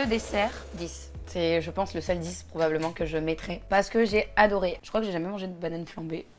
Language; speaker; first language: French; native; French